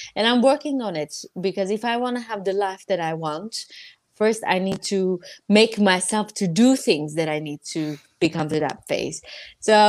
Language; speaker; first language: English; non-native, fluent; Persian